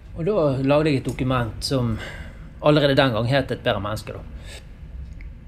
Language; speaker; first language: Norwegian; native; Norwegian